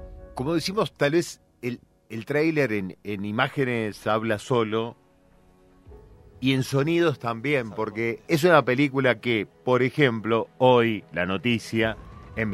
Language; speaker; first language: Spanish; native; Spanish